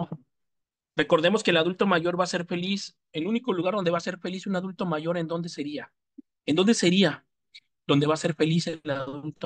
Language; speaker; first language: Spanish; native; Spanish